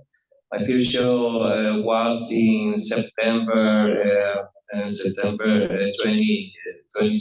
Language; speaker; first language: English; non-native, learner; Spanish